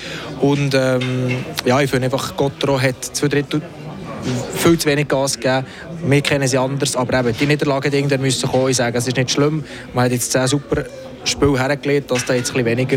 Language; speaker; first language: German; native; German